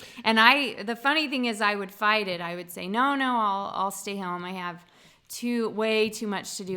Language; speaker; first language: English; native; English